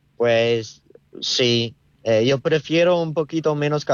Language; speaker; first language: Spanish; non-native, learner; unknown